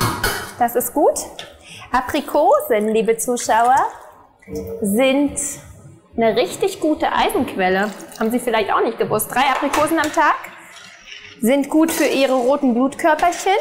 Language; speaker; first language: German; native; German